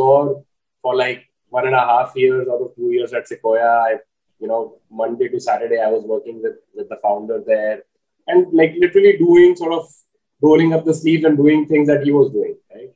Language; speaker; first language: English; non-native, local second language; Hindi